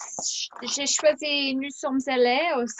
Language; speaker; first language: French; non-native, learner; English